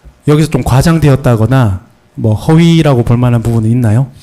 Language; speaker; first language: Korean; native; Korean